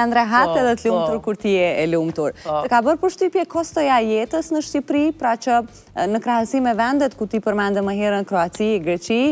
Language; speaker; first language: Albanian; native; Albanian